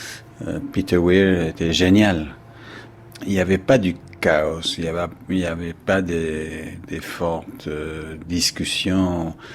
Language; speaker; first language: French; non-native, fluent; English